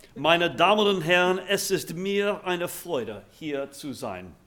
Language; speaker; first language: German; non-native, learner; English